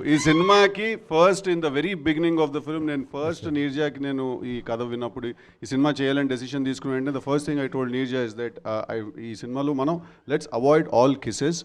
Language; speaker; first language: Telugu; native; Telugu